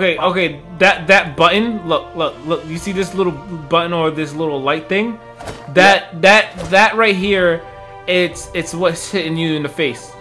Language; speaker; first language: English; native; English